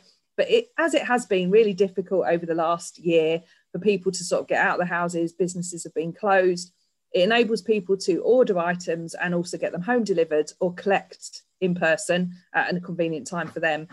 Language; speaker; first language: English; native; English